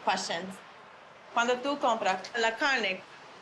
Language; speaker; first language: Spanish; non-native, learner; English